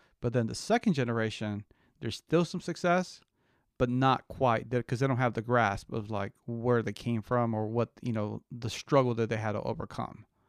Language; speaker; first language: English; early bilingual, other home language; Spanish